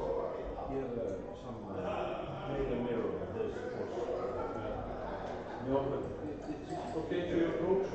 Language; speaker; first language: English; non-native, learner; Norwegian